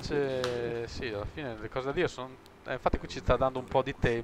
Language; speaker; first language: Italian; native; Italian